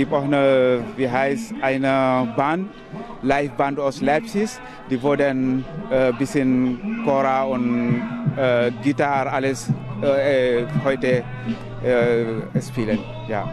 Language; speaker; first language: German; non-native, learner; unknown